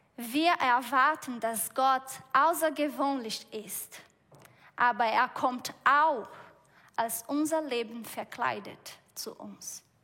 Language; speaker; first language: German; non-native, fluent; Portuguese